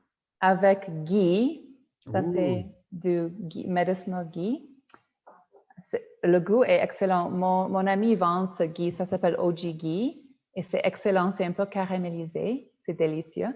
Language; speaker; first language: French; non-native, fluent; Polish